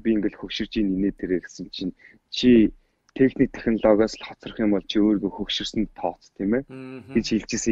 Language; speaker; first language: Mongolian; native; Mongolian